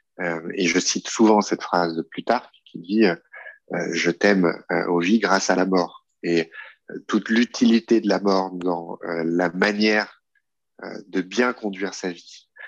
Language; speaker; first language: French; native; French